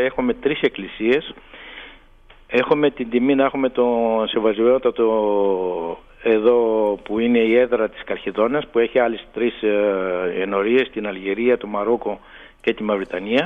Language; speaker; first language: Greek; native; Greek